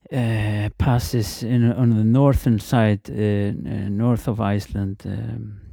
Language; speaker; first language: English; non-native, fluent; Icelandic